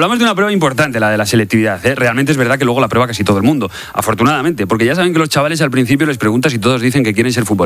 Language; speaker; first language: Spanish; native; Spanish